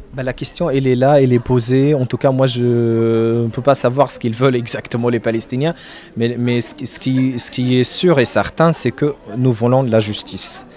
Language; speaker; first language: French; non-native, fluent; Arabic